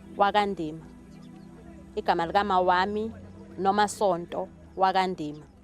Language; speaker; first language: Zulu; native; Zulu